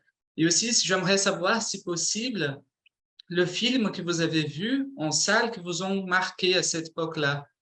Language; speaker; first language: French; non-native, fluent; Portuguese